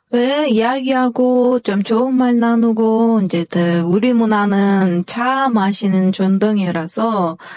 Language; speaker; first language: Korean; non-native, fluent; Kyrgyz